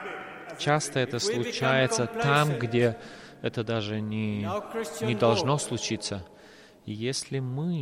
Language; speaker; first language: Russian; non-native, fluent; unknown